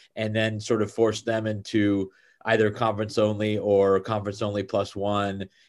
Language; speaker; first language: English; native; English